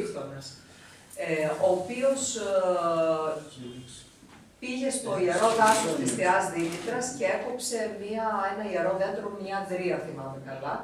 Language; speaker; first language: Greek; native; Greek